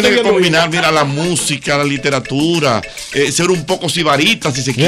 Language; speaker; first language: Spanish; native; Spanish